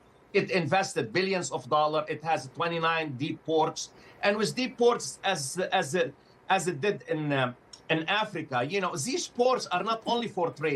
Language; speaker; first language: English; non-native, fluent; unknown